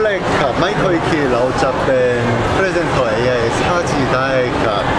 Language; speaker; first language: Thai; non-native, fluent; Korean